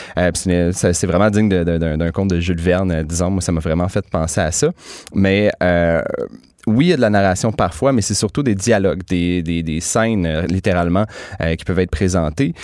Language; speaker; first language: French; native; French